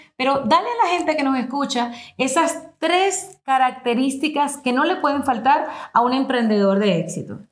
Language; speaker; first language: Spanish; native; Spanish